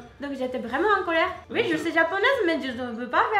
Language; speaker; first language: French; non-native, learner; Japanese